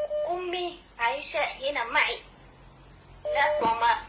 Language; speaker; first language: Arabic; non-native, learner; Somali